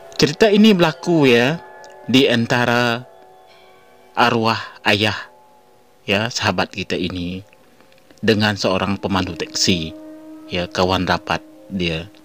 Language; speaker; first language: Malay; non-native, local second language; Iban